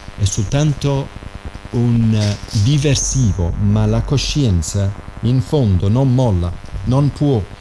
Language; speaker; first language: Italian; non-native, fluent; English